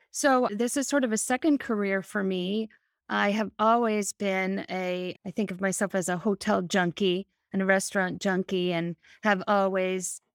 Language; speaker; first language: English; native; English